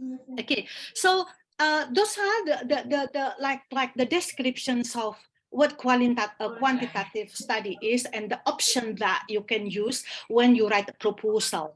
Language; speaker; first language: English; non-native, fluent; Indonesian